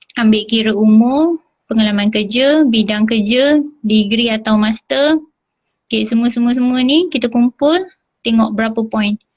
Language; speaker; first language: Malay; native; Malay